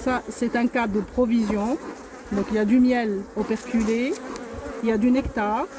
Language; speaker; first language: French; non-native, local second language; Arabic